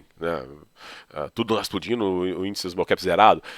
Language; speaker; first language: Portuguese; native; Portuguese